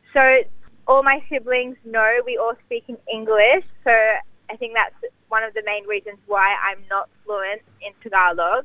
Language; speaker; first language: English; native; English